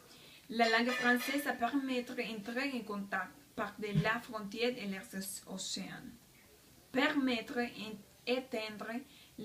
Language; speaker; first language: French; non-native, learner; Spanish